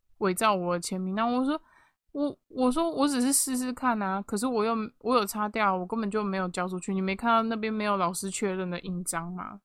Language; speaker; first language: Chinese; native; Chinese